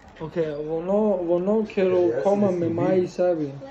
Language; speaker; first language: Danish; non-native, learner; Serbian